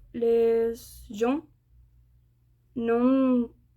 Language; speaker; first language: French; non-native, fluent; Spanish